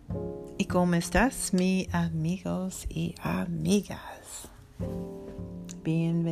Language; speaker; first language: Spanish; non-native, learner; English